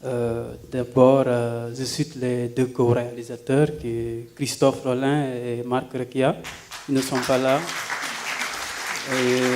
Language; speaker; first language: French; non-native, local second language; Wolof